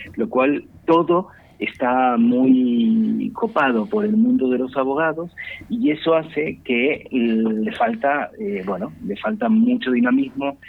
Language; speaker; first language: Spanish; native; Spanish